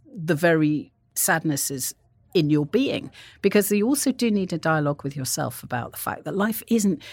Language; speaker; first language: English; native; English